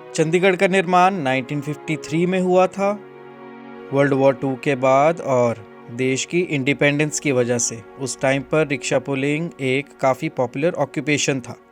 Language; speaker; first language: Hindi; native; Hindi